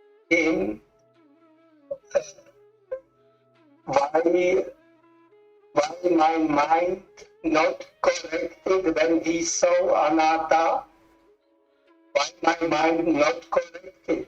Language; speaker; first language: English; non-native, learner; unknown